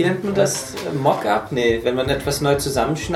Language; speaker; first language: German; native; German